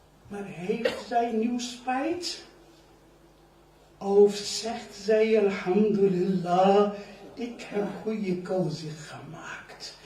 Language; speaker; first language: Dutch; non-native, learner; Urdu